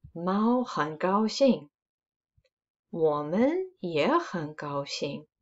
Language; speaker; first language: Chinese; non-native, fluent; English